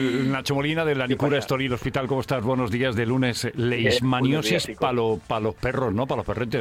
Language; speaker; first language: Spanish; native; Spanish